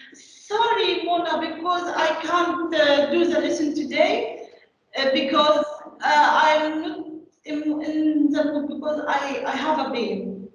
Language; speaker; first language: English; non-native, learner; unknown